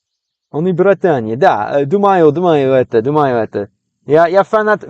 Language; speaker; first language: Russian; non-native, learner; English